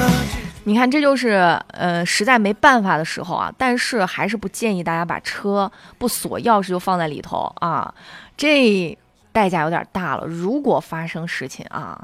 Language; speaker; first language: Chinese; native; Chinese